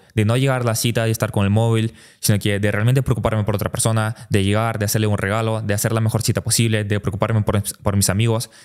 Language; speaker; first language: Spanish; early bilingual, other home language; Russian